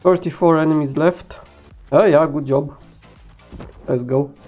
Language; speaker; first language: English; non-native, fluent; Romanian